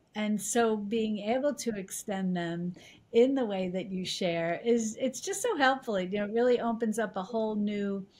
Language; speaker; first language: English; native; English